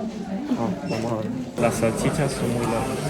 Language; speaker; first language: Spanish; native; Spanish